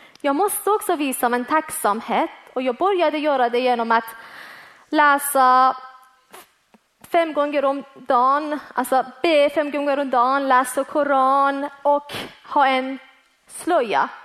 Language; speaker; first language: Swedish; early bilingual, other home language; Persian